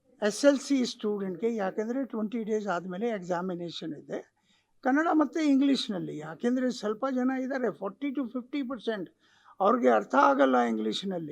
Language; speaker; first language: Kannada; non-native, local second language; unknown